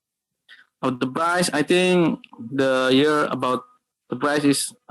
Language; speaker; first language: English; non-native, learner; Indonesian